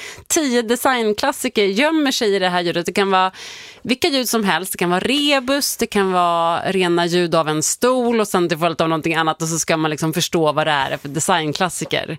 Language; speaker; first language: Swedish; native; Swedish